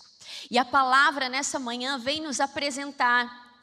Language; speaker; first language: Portuguese; native; Portuguese